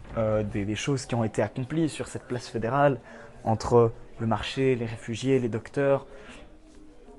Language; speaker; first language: French; native; French